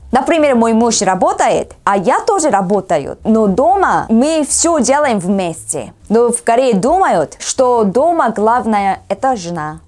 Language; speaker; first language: Russian; non-native, learner; Korean